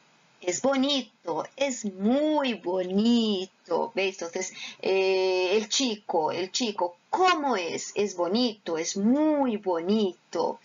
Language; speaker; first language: Spanish; non-native, fluent; Portuguese